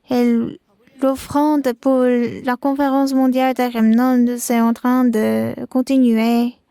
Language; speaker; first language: French; non-native, learner; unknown